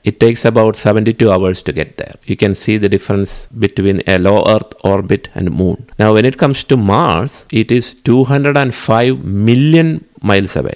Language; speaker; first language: English; non-native, local second language; Malayalam